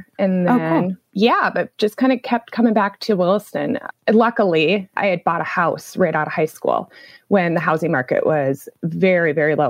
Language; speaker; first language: English; native; English